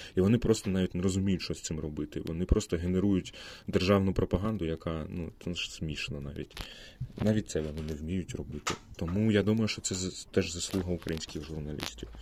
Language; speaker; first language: Ukrainian; non-native, local second language; Russian